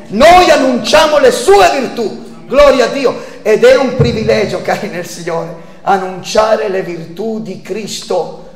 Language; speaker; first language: Italian; non-native, fluent; Spanish